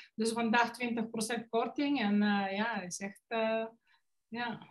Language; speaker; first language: Dutch; non-native, fluent; Bulgarian